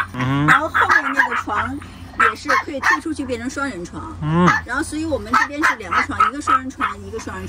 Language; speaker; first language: Chinese; native; Chinese